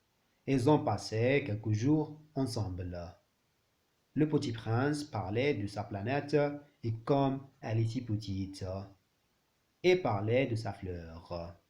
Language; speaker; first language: French; non-native, learner; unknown